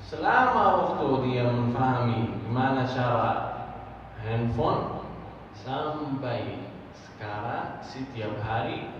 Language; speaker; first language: Indonesian; non-native, fluent; Arabic